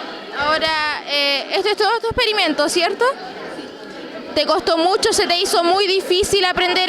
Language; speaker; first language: Spanish; native; Spanish